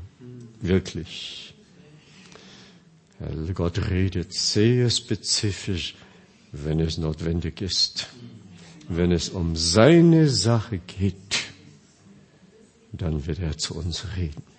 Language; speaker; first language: German; non-native, fluent; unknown